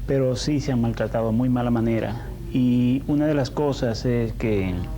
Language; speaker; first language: Spanish; non-native, fluent; English